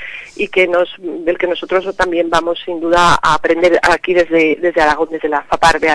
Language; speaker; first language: Spanish; native; Spanish